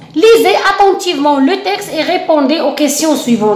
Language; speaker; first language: French; non-native, local second language; Arabic